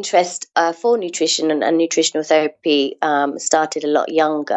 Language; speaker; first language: English; native; English